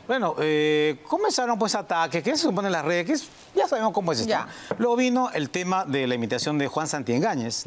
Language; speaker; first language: Spanish; native; Spanish